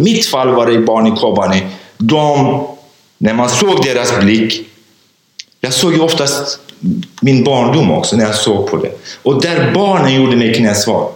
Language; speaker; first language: Swedish; non-native, fluent; Kurdish